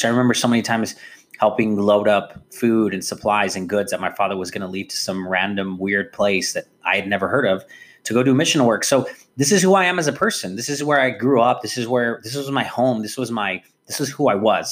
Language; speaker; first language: English; native; English